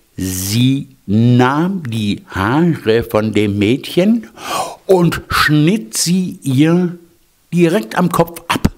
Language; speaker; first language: German; native; German